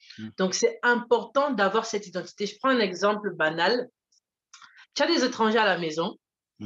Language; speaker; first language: French; early bilingual, other home language; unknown